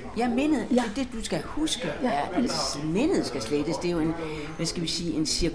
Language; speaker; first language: Danish; native; Danish